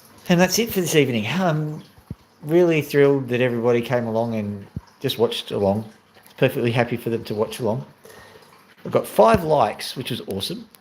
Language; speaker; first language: English; native; English